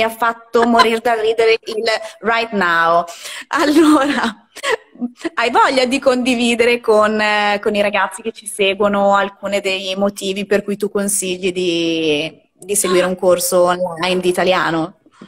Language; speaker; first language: Italian; native; Italian